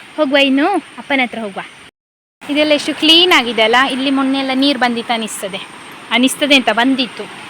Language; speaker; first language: Kannada; native; Kannada